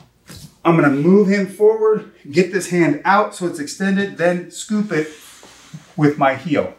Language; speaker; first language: English; native; English